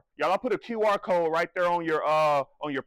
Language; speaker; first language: English; native; English